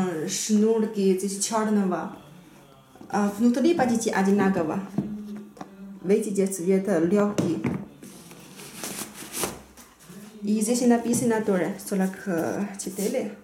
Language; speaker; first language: Russian; non-native, learner; Chinese